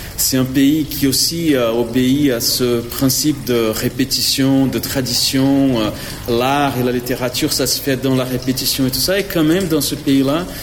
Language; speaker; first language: French; non-native, fluent; Portuguese